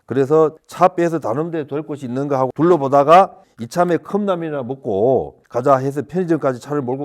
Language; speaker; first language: Korean; native; Korean